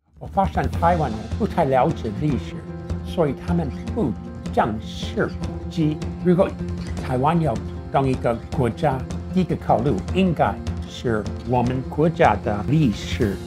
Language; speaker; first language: Chinese; non-native, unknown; English